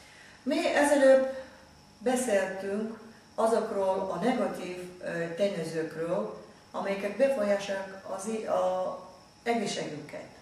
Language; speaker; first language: Hungarian; non-native, fluent; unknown